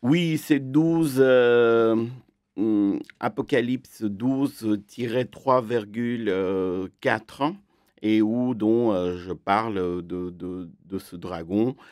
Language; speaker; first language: French; non-native, fluent; Armenian